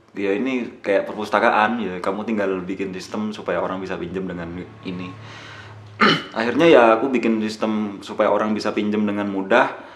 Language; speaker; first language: Indonesian; non-native, local second language; Madurese